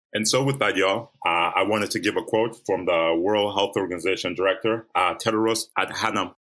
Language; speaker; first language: English; early bilingual, other home language; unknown